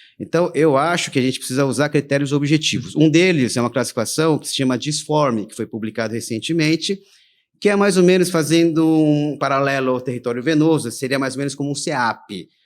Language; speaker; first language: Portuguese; early bilingual, other home language; Korean